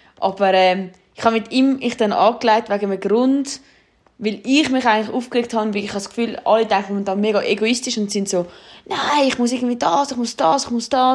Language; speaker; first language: German; native; German